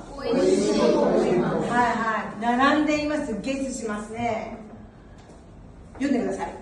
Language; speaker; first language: Japanese; non-native, learner; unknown